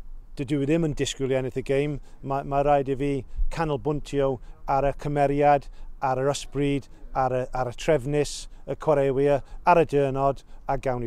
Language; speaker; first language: Welsh; non-native, local second language; English